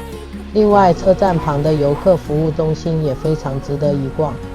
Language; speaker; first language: Chinese; native; Chinese